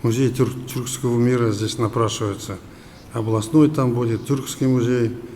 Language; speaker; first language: Russian; non-native, local second language; Kazakh